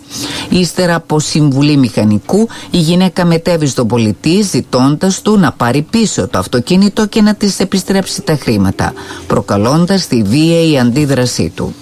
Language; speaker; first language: Greek; native; Greek